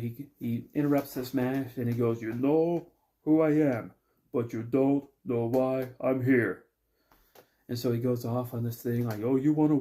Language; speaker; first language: English; native; English